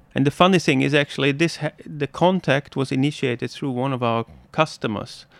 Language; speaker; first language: English; non-native, fluent; German